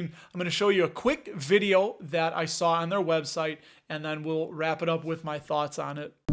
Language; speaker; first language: English; native; English